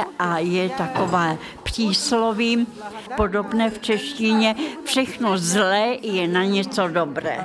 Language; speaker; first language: Czech; non-native, fluent; Russian